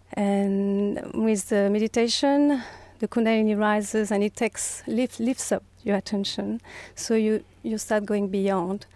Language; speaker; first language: English; non-native, fluent; French